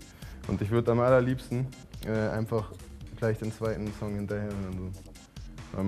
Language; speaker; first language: German; native; German